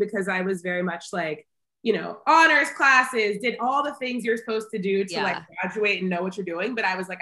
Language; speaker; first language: English; native; English